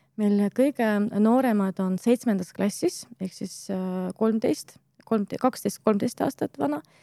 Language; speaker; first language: Estonian; non-native, local second language; Russian